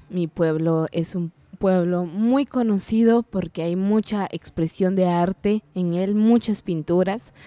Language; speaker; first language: Spanish; non-native, local second language; Kaqchikel